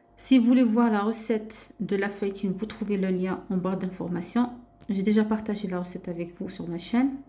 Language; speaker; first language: French; non-native, local second language; Arabic